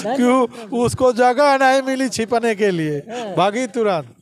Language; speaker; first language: Hindi; native; Hindi